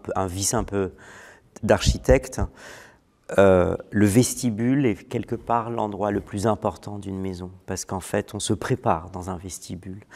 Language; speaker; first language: French; non-native, local second language; Malagasy